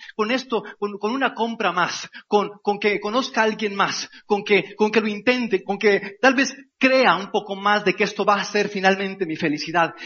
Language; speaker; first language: Spanish; native; Spanish